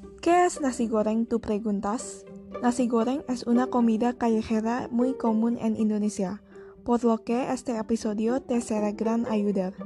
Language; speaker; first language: Spanish; non-native, learner; Indonesian